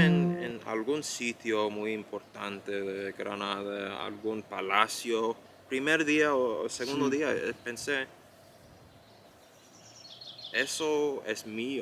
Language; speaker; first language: Spanish; non-native, fluent; English